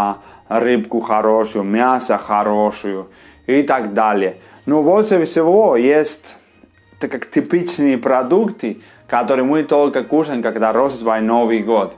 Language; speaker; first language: Russian; non-native, learner; Spanish